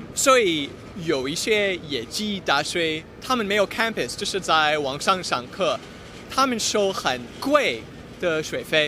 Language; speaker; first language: Chinese; non-native, fluent; English